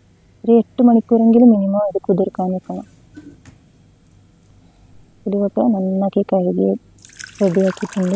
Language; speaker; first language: Malayalam; native; Malayalam